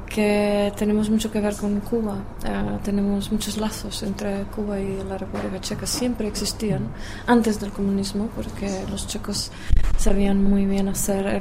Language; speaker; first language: Spanish; non-native, fluent; Czech